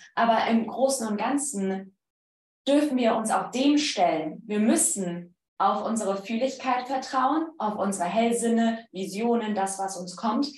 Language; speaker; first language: German; non-native, fluent; Polish